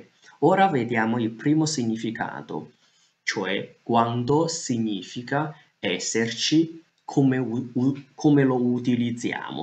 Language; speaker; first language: Italian; non-native, fluent; Chinese